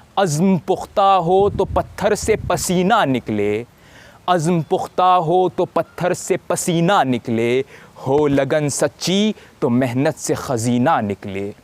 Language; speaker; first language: Urdu; native; Urdu